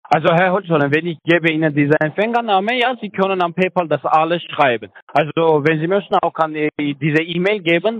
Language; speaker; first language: German; non-native, learner; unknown